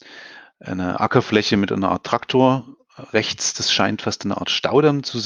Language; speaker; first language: German; native; German